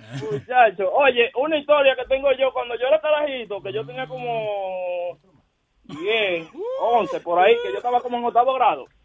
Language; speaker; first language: Spanish; early bilingual, heritage; Spanish